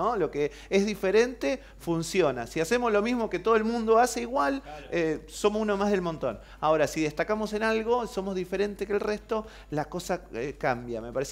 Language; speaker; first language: Spanish; native; Spanish